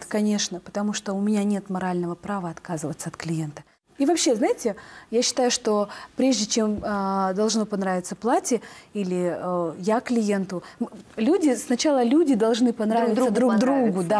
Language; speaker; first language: Russian; native; Russian